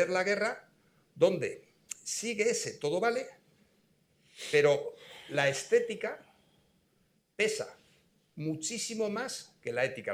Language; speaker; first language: Spanish; native; Spanish